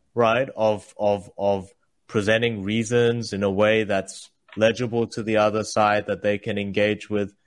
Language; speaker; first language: English; early bilingual, other home language; Korean